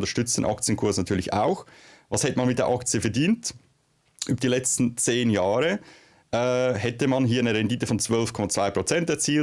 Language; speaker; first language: German; native; German